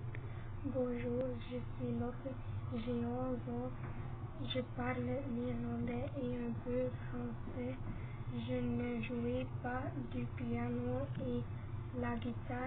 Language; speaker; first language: French; non-native, learner; Dutch